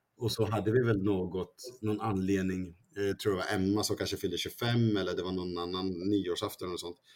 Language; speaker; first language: Swedish; early bilingual, other home language; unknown